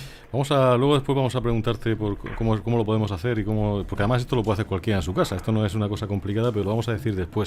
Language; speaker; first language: Spanish; native; Spanish